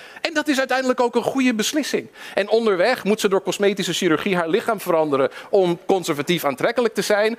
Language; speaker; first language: Dutch; early bilingual, other home language; English